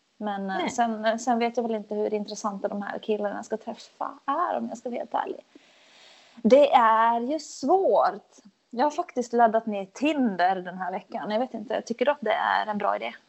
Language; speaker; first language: Swedish; native; Swedish